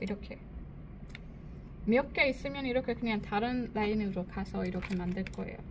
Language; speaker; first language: Korean; non-native, learner; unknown